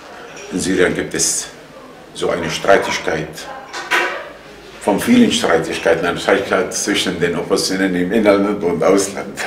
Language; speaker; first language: German; non-native, fluent; Arabic